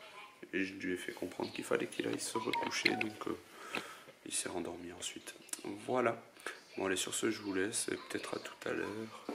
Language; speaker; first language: French; native; French